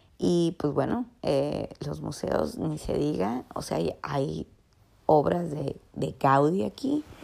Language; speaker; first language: Spanish; early bilingual, heritage; Spanish